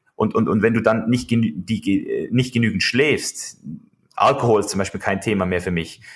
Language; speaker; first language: German; native; German